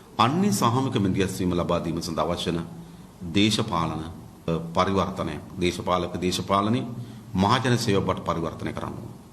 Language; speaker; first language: Sinhala; native; Sinhala